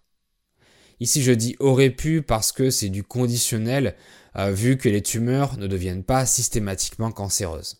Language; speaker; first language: French; native; French